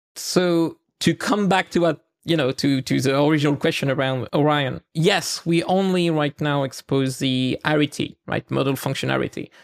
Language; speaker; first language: English; non-native, fluent; French